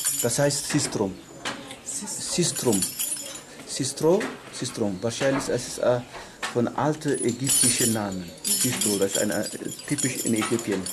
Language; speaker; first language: German; non-native, learner; Amharic